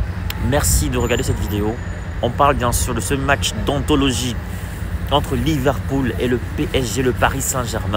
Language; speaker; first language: French; native; French